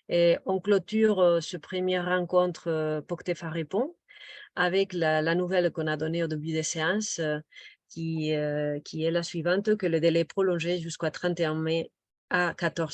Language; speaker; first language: French; non-native, local second language; Spanish